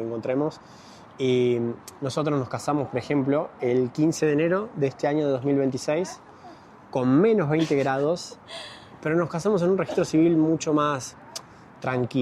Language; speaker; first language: Spanish; native; Spanish